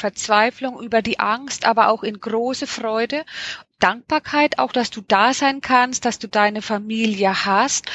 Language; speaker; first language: German; native; German